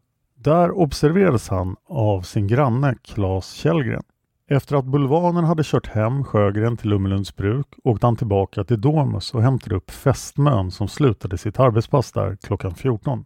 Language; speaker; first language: Swedish; native; Swedish